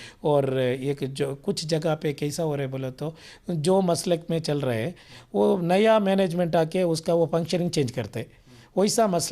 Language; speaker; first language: Hindi; non-native, local second language; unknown